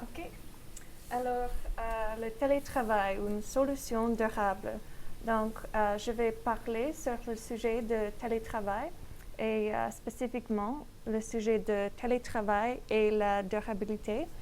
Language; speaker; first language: French; non-native, learner; English